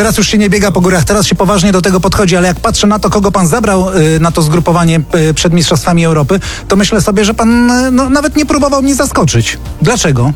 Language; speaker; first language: Polish; native; Polish